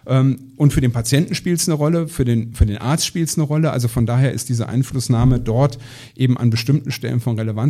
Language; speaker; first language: German; native; German